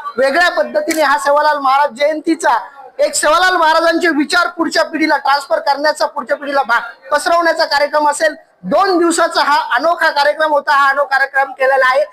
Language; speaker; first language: Marathi; non-native, local second language; Lambadi